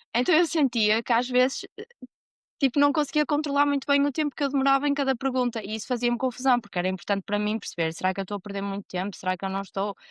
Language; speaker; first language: Portuguese; native; Portuguese